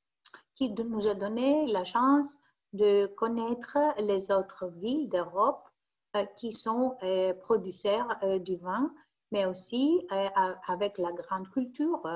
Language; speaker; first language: French; non-native, fluent; Greek